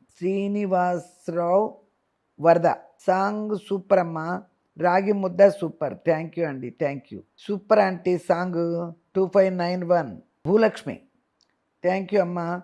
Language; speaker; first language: Telugu; native; Telugu